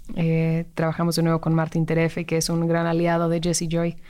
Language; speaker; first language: Spanish; native; Spanish